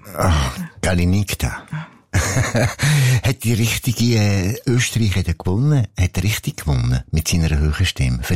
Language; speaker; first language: German; native; German